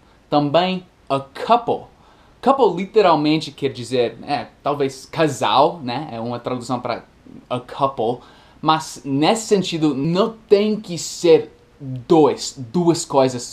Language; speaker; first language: Portuguese; non-native, fluent; English